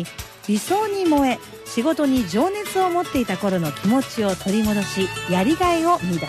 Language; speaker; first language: Japanese; native; Japanese